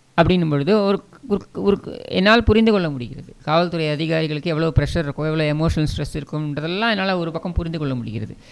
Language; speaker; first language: Tamil; native; Tamil